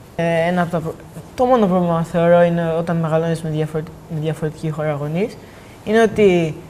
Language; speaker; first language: Greek; non-native, fluent; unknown